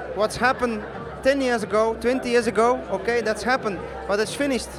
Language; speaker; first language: English; non-native, fluent; Dutch